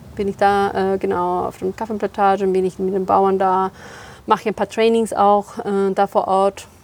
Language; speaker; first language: German; non-native, fluent; Spanish